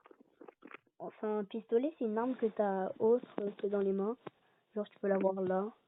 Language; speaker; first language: French; native; French